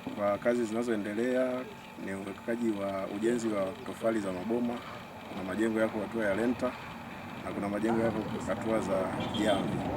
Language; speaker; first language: Swahili; native; Swahili